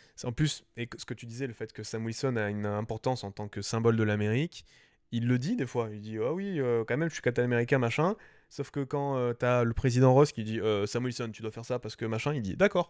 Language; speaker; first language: French; native; French